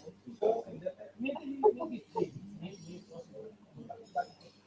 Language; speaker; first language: English; non-native, learner; Indonesian